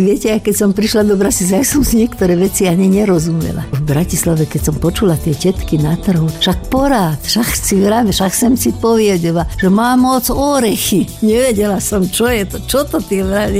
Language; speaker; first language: Slovak; native; Slovak